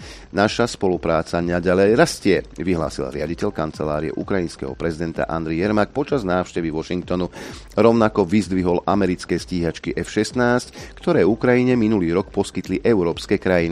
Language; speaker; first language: Slovak; native; Slovak